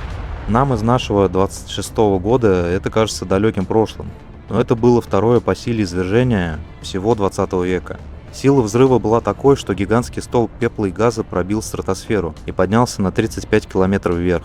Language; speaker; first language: Russian; native; Russian